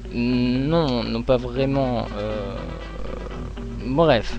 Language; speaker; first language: French; native; French